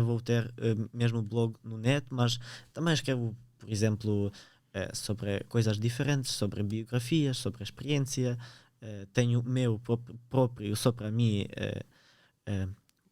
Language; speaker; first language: Portuguese; early bilingual, other home language; Ukrainian